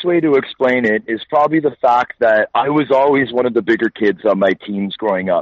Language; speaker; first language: English; native; English